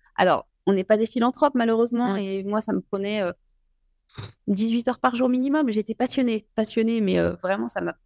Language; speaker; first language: French; native; French